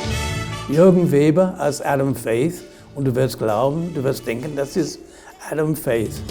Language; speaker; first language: German; non-native, fluent; English